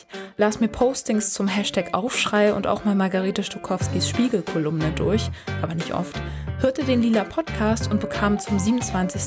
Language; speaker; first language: German; native; German